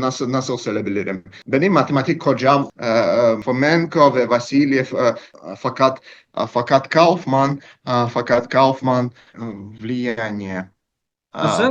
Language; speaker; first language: Turkish; non-native, learner; Russian